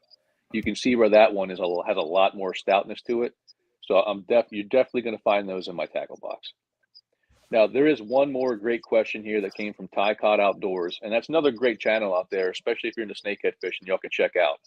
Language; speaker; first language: English; native; English